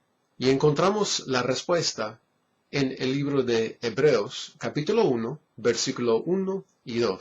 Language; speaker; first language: Spanish; non-native, fluent; English